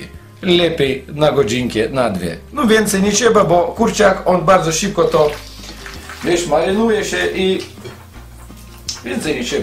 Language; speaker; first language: Polish; non-native, fluent; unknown